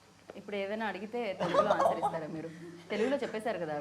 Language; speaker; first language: Telugu; native; Telugu